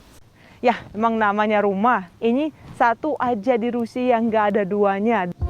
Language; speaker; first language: Indonesian; non-native, fluent; Russian